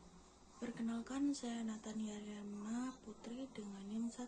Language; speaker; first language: Indonesian; native; Indonesian